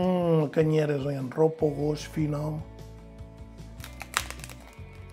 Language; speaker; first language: Hungarian; non-native, fluent; Spanish